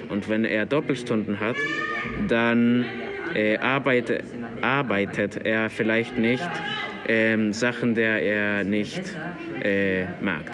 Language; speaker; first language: German; non-native, learner; Spanish